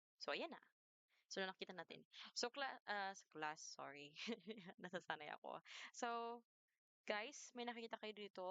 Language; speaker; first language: Filipino; non-native, local second language; Cebuano